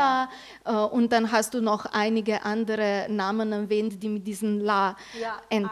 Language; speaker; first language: German; non-native, fluent; Slovenian